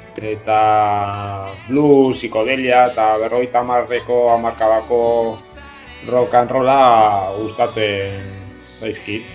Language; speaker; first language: Basque; non-native, local second language; Spanish